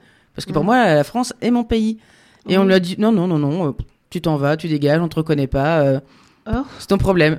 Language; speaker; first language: French; native; French